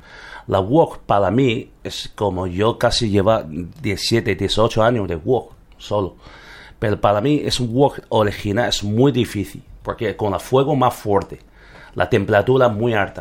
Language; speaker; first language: Spanish; non-native, learner; Chinese